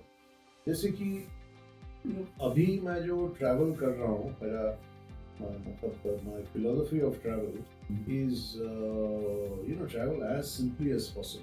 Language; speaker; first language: Hindi; non-native, local second language; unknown